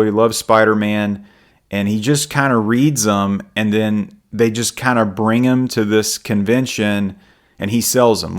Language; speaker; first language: English; native; English